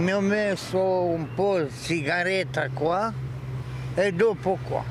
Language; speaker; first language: Italian; non-native, learner; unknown